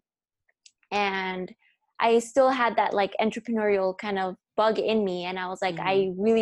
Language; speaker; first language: English; non-native, fluent; Spanish